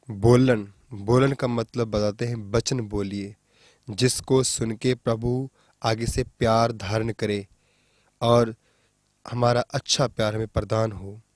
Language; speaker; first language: Hindi; non-native, local second language; Punjabi